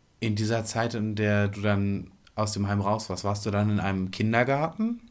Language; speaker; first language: German; native; German